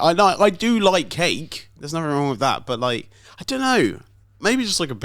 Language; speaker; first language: English; native; English